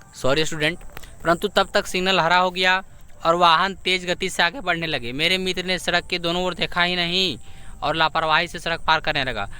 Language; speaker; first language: Hindi; native; Hindi